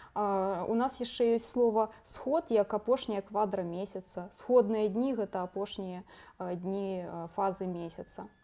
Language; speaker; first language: Belarusian; native; Belarusian